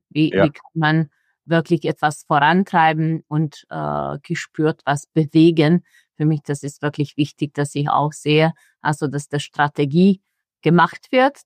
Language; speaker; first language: German; non-native, fluent; Hungarian